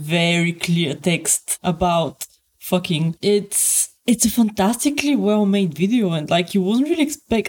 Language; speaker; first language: English; native; English